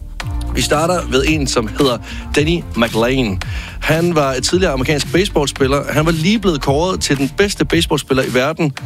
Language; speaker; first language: Danish; native; Danish